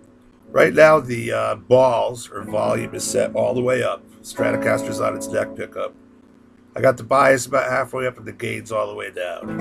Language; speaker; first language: English; native; English